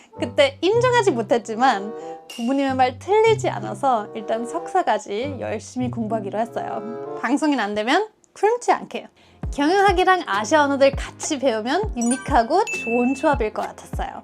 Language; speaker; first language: Korean; non-native, fluent; German